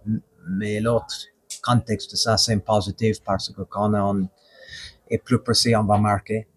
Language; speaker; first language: French; non-native, fluent; English